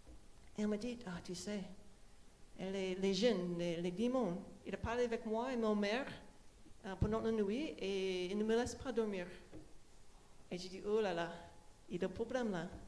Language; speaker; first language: French; non-native, fluent; English